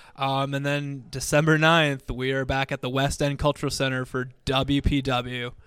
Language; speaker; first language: English; native; English